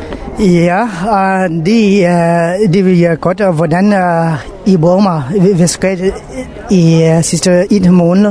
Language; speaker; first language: Danish; non-native, learner; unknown